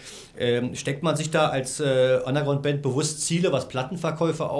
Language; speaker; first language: German; native; German